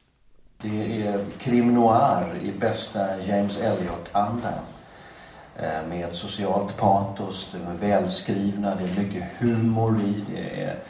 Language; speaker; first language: Swedish; native; Swedish